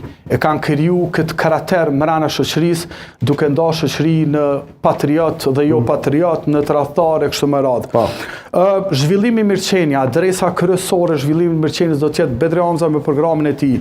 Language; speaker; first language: Albanian; native; Albanian